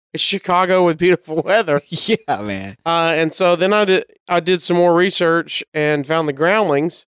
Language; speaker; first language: English; native; English